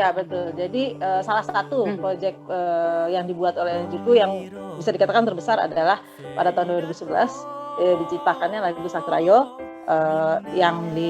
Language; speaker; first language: Indonesian; native; Indonesian